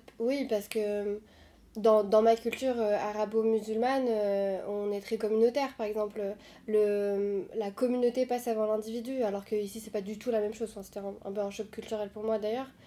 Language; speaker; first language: French; non-native, local second language; Arabic